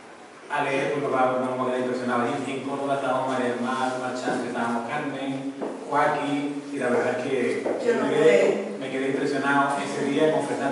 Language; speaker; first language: Spanish; native; Spanish